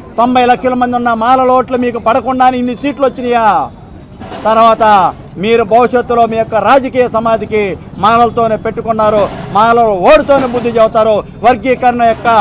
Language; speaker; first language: Telugu; native; Telugu